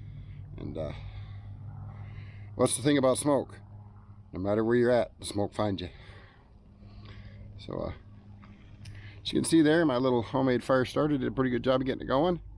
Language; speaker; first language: English; native; English